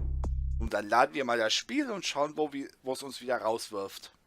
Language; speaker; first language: German; native; German